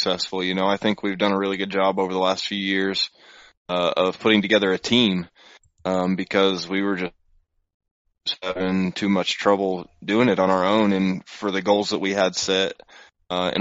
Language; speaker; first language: English; native; English